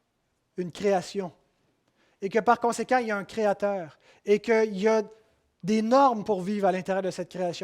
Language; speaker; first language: French; native; French